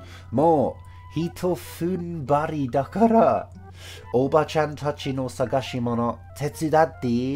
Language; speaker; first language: Japanese; non-native, fluent; English